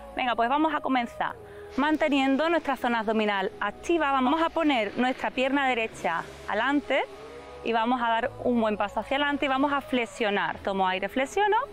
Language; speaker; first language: Spanish; native; Spanish